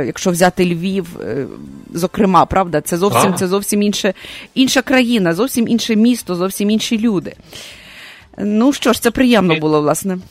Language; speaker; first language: Ukrainian; native; Ukrainian